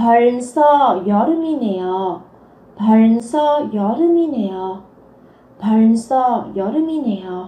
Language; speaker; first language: Korean; non-native, fluent; Vietnamese